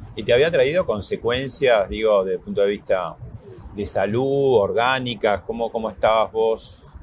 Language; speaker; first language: Spanish; native; Spanish